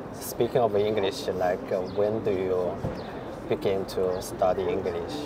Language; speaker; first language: English; non-native, fluent; Chinese